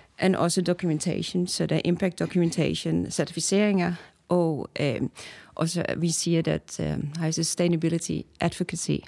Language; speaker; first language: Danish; non-native, fluent; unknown